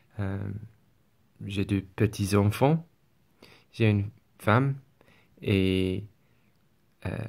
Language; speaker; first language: French; non-native, learner; English